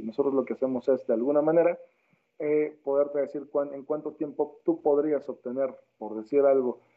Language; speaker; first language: Spanish; native; Spanish